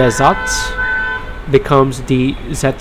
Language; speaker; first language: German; non-native, learner; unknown